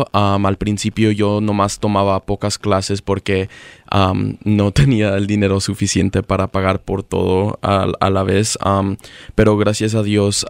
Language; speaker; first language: Spanish; early bilingual, other home language; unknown